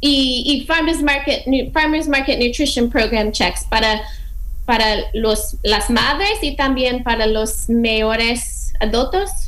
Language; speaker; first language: Spanish; non-native, fluent; English